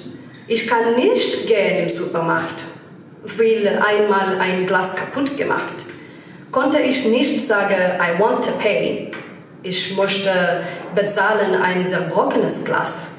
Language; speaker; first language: German; non-native, learner; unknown